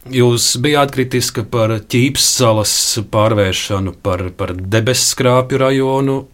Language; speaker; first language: Latvian; native; Latvian